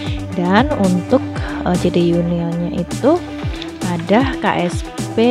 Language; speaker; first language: Indonesian; native; Indonesian